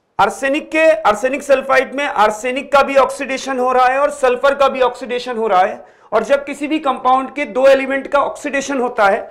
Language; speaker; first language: Hindi; native; Hindi